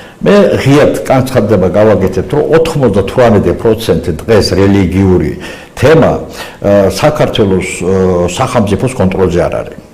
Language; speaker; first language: Georgian; non-native, local second language; Azerbaijani